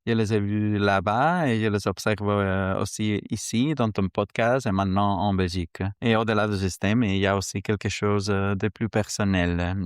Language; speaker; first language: French; non-native, fluent; Spanish